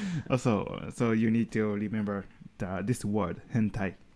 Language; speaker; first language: English; non-native, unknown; Japanese